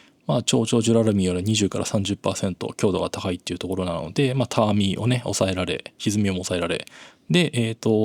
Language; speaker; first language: Japanese; native; Japanese